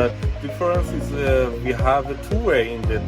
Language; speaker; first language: English; non-native, learner; Persian